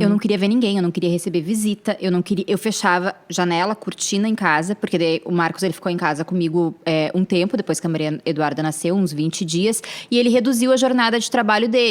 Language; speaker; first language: Portuguese; native; Portuguese